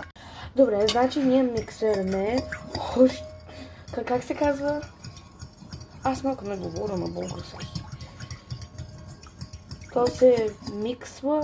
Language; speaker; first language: Bulgarian; early bilingual, heritage; Bulgarian